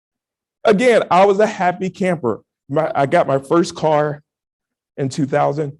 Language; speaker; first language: English; native; English